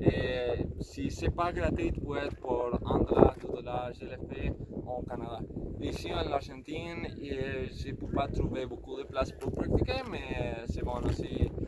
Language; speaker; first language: French; non-native, learner; Spanish